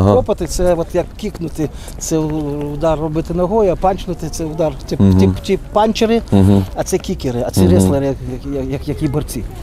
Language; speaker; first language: Ukrainian; non-native, local second language; Russian